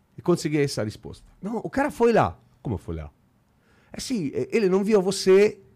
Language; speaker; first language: Portuguese; non-native, fluent; Italian